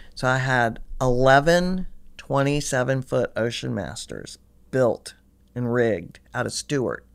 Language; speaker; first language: English; native; English